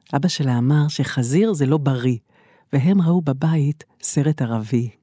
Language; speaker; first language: Hebrew; native; Hebrew